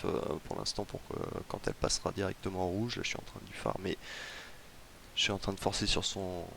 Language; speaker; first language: French; native; French